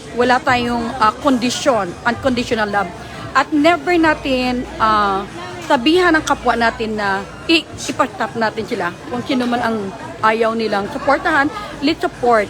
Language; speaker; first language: Filipino; non-native, local second language; Hiligaynon